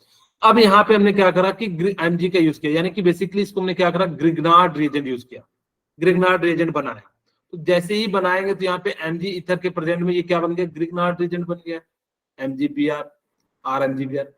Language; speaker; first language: Hindi; native; Hindi